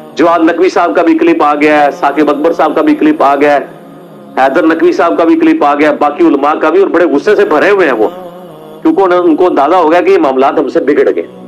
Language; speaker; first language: Urdu; non-native, local second language; Punjabi